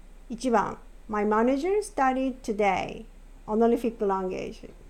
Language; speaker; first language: English; non-native, fluent; Japanese